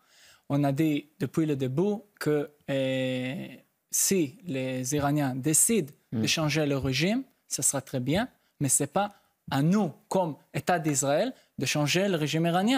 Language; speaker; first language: French; non-native, fluent; Hebrew